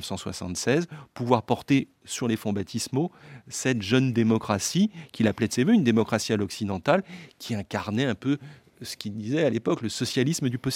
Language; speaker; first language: French; native; French